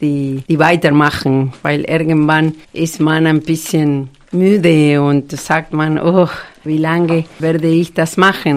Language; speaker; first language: German; non-native, fluent; Spanish